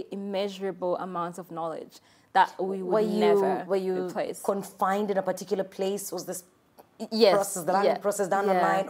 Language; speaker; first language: English; non-native, local second language; Kinyarwanda